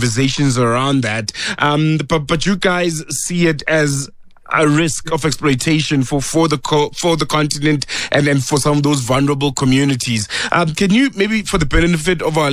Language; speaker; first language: English; non-native, local second language; Northern Sotho